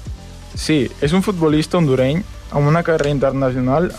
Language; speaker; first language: Catalan; non-native, learner; Spanish